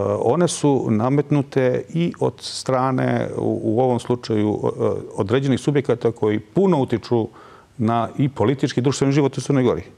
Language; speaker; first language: Serbian; non-native, local second language; Albanian